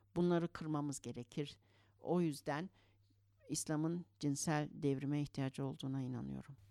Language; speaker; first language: Turkish; early bilingual, heritage; Turkish